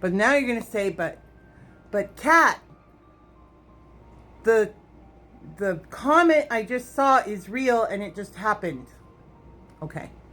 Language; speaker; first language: English; native; English